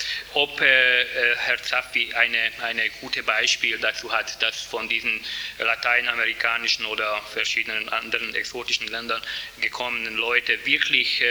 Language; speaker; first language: German; non-native, fluent; Hungarian